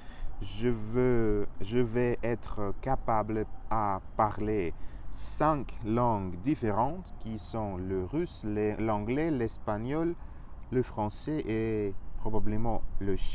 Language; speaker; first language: French; non-native, learner; Russian